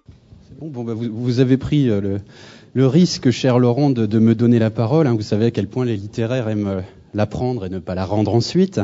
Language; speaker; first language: French; native; French